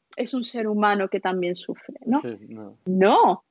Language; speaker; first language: Spanish; early bilingual, other home language; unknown